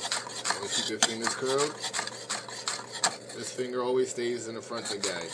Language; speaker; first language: English; native; English